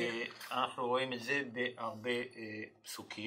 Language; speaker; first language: Hebrew; non-native, fluent; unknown